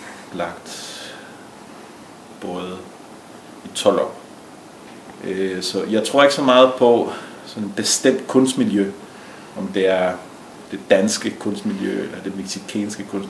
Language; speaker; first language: Danish; early bilingual, other home language; Spanish